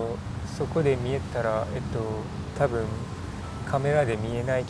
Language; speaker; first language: Japanese; non-native, learner; English